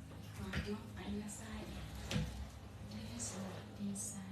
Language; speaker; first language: German; non-native, learner; Thai